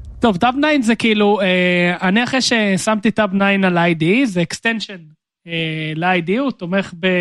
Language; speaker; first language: Hebrew; native; Hebrew